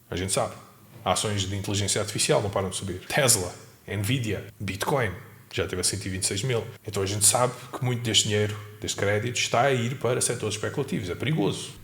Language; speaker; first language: Portuguese; native; Portuguese